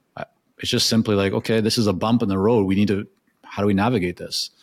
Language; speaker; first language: English; non-native, fluent; Hebrew